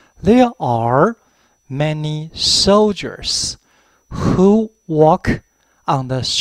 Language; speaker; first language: English; non-native, fluent; Chinese